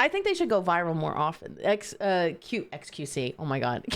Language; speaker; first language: English; native; English